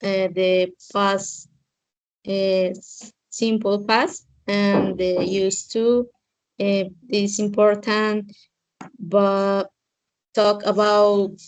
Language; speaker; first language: English; non-native, learner; Spanish